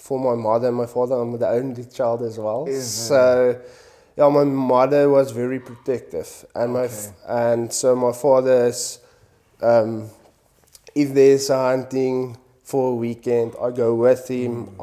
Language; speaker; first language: English; non-native, local second language; Afrikaans